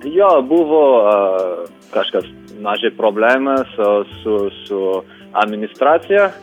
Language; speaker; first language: Lithuanian; non-native, learner; French